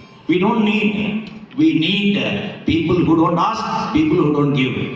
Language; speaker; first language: English; non-native, local second language; Telugu